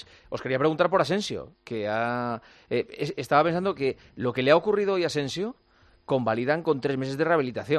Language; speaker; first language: Spanish; native; Spanish